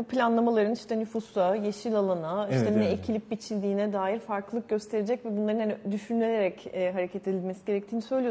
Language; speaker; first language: Turkish; native; Turkish